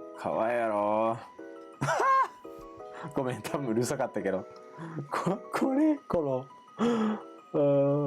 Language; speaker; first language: Japanese; non-native, fluent; English